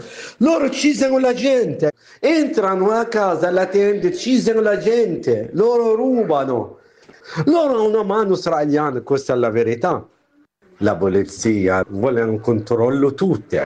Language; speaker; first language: Italian; non-native, learner; Arabic